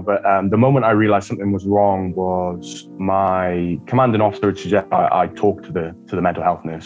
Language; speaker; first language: English; native; English